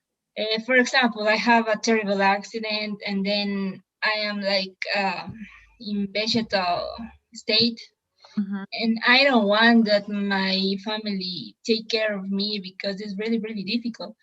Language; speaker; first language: English; non-native, learner; Spanish